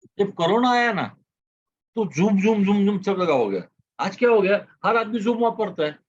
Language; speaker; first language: Hindi; non-native, local second language; Gujarati